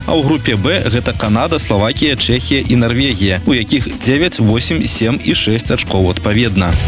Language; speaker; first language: Belarusian; native; Belarusian